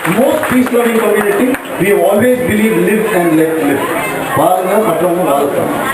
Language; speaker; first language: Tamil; non-native, local second language; Marwari